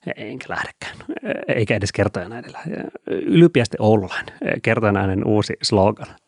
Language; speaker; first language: Finnish; native; Finnish